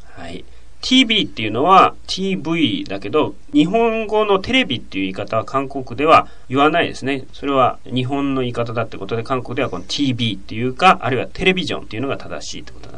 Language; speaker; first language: Japanese; native; Japanese